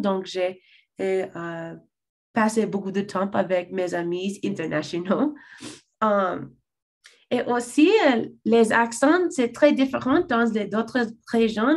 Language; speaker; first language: French; non-native, learner; English